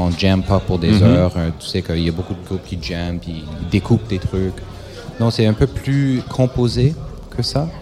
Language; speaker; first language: French; non-native, local second language; English